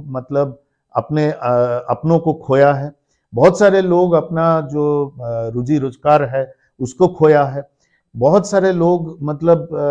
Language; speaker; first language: Hindi; non-native, local second language; Bangla